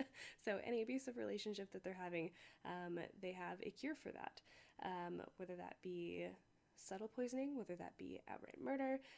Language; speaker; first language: English; native; English